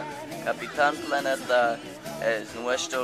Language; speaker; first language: Spanish; non-native, learner; English